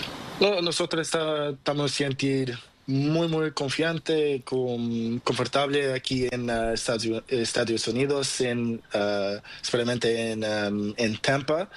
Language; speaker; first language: Spanish; non-native, learner; Portuguese